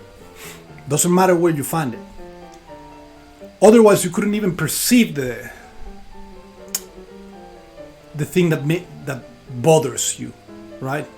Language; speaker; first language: English; non-native, fluent; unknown